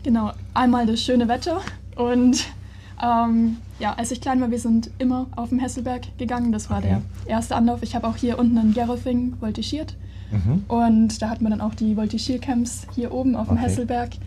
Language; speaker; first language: German; native; German